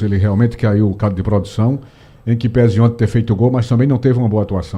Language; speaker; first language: Portuguese; native; Portuguese